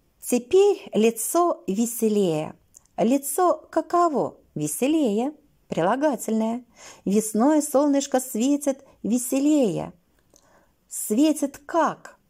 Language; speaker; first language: Russian; native; Russian